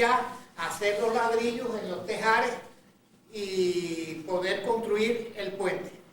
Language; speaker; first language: Spanish; native; Spanish